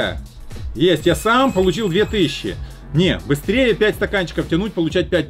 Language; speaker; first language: Russian; native; Russian